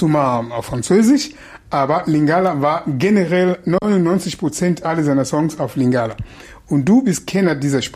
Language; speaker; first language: German; non-native, fluent; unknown